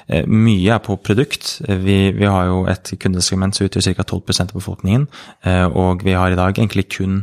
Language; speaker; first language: Norwegian; native; Norwegian